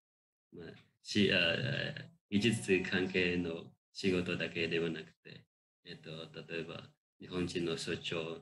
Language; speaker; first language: Japanese; non-native, fluent; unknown